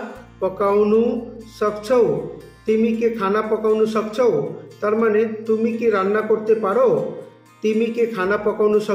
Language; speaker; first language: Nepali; non-native, learner; Bangla